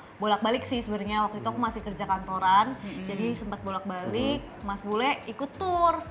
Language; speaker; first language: Indonesian; native; Indonesian